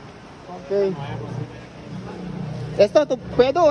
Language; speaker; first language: Spanish; non-native, learner; Filipino